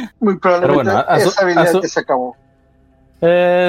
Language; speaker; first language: Spanish; native; Spanish